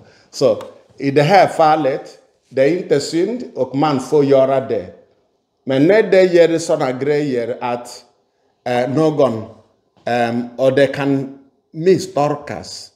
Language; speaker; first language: Swedish; non-native, fluent; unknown